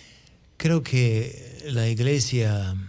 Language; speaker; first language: Spanish; non-native, fluent; English